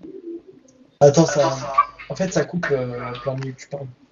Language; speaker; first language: French; native; French